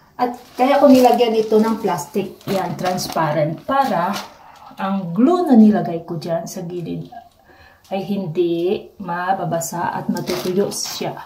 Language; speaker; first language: Filipino; native; Filipino